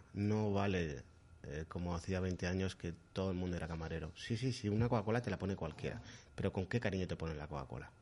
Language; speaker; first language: Spanish; native; Spanish